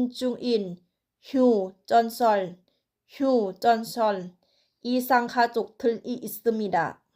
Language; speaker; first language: Korean; non-native, learner; Thai